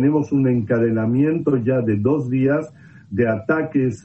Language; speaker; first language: Spanish; native; Spanish